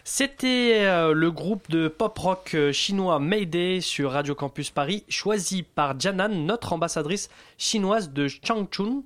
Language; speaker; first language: French; native; French